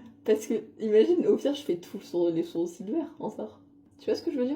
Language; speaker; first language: French; native; French